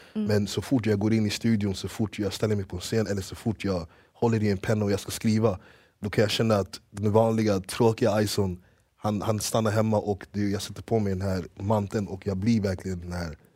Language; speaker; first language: Swedish; early bilingual, other home language; English